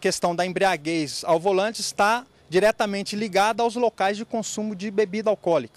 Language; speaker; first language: Portuguese; native; Portuguese